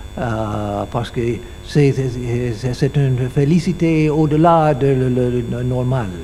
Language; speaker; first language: French; non-native, learner; English